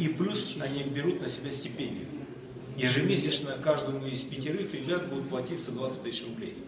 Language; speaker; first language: Russian; non-native, local second language; Tuvinian